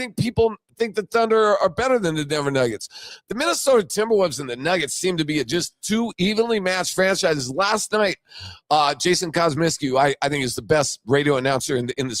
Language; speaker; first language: English; native; English